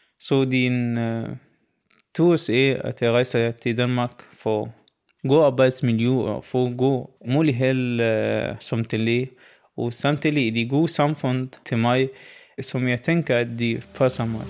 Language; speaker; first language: Norwegian; non-native, learner; Arabic